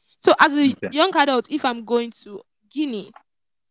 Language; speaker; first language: English; non-native, local second language; Yoruba